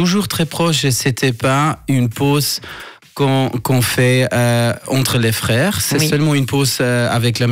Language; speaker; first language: French; non-native, local second language; German